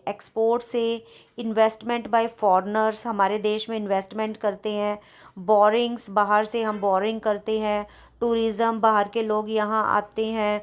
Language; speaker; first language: Hindi; non-native, local second language; Punjabi